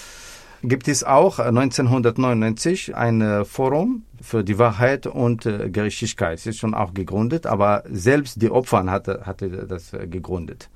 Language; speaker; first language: German; non-native, fluent; Arabic